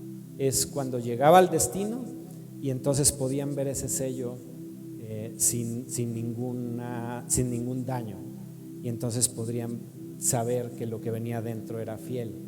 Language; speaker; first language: Spanish; native; Spanish